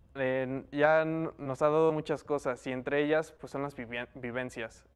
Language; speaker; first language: Spanish; native; Spanish